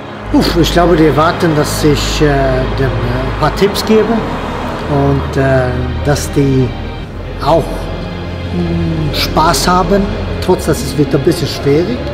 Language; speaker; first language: German; non-native, fluent; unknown